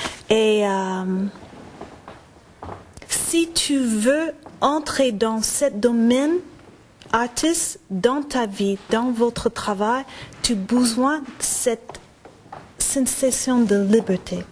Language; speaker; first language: French; non-native, learner; English